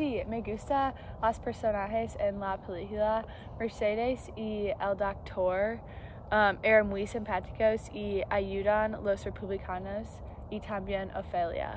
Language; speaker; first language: Spanish; non-native, learner; English